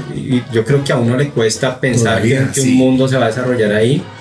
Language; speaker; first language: Spanish; native; Spanish